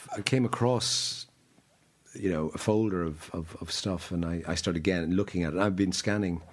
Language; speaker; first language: English; native; English